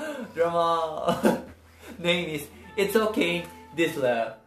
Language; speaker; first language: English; non-native, learner; Korean